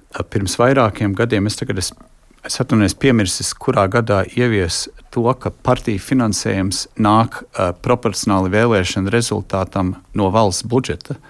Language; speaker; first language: Latvian; early bilingual, heritage; Latvian